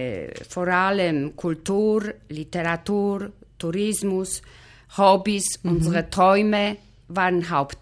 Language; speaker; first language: German; non-native, fluent; Polish